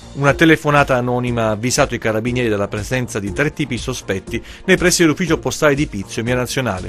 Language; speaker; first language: Italian; native; Italian